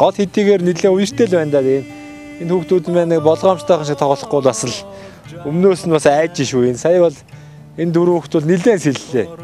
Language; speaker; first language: Mongolian; native; Mongolian